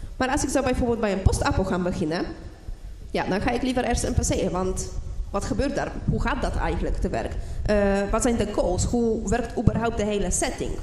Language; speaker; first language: Dutch; non-native, fluent; Polish